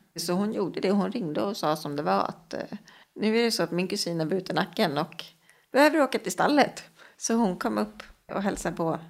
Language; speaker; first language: Swedish; native; Swedish